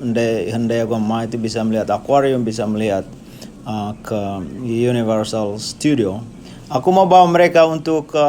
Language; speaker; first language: Indonesian; non-native, local second language; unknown